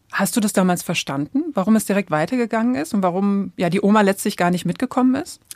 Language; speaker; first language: German; native; German